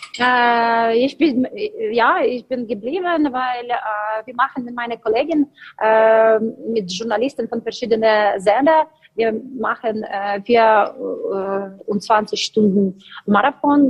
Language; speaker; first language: German; non-native, learner; Ukrainian